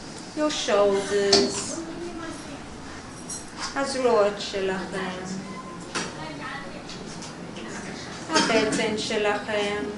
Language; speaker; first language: Hebrew; non-native, learner; English